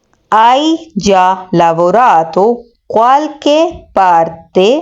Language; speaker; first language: Italian; non-native, fluent; Urdu